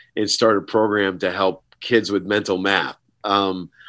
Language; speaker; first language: English; native; English